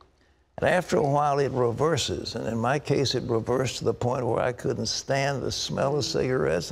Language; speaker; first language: English; native; English